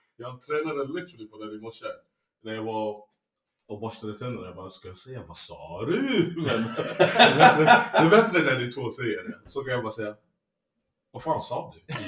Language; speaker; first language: Swedish; early bilingual, other home language; English